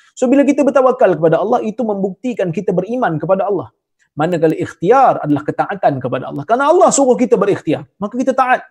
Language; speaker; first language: Malay; native; Malay